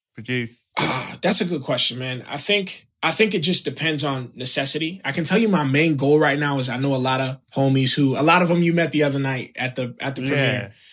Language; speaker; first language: English; native; English